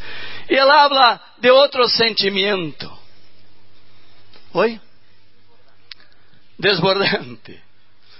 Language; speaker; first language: Spanish; non-native, learner; Portuguese